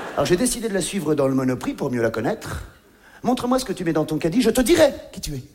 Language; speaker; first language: French; native; French